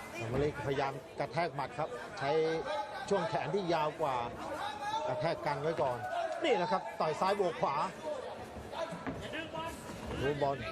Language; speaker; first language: Thai; native; Thai